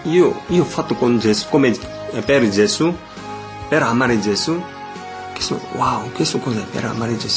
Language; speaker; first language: Italian; non-native, learner; Korean